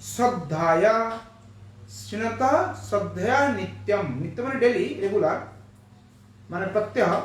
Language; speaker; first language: Hindi; non-native, local second language; Bangla